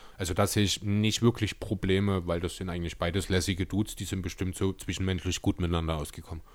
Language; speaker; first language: German; native; German